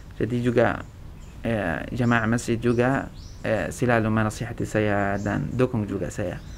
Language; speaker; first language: Indonesian; non-native, fluent; Arabic